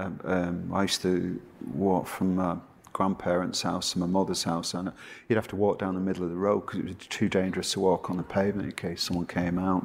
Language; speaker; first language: English; native; English